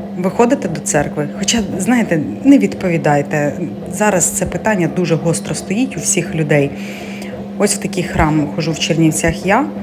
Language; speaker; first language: Ukrainian; native; Ukrainian